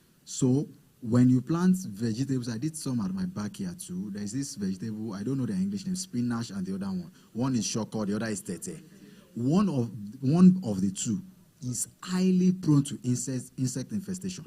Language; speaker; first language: English; non-native, local second language; Yoruba